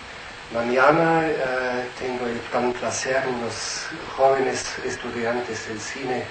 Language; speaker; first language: Spanish; non-native, fluent; German